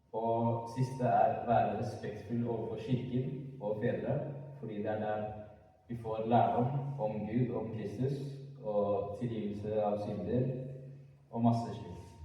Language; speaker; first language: Norwegian; early bilingual, other home language; Amharic